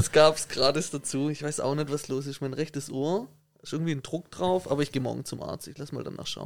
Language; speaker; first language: German; native; German